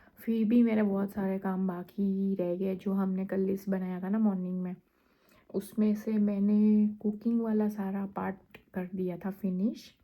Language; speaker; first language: Hindi; non-native, local second language; Gujarati